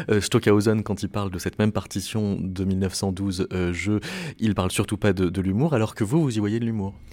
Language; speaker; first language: French; native; French